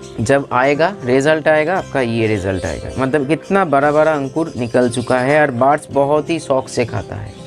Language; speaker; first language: Hindi; non-native, local second language; Bangla